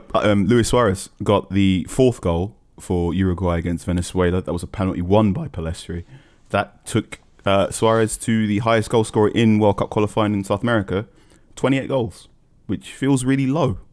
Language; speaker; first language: English; early bilingual, other home language; Akan